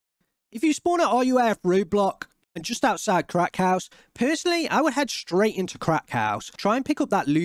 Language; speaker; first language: English; native; English